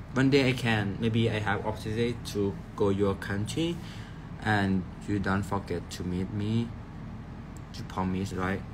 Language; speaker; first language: English; non-native, learner; Thai